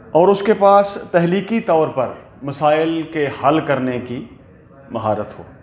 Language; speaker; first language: Urdu; non-native, local second language; Punjabi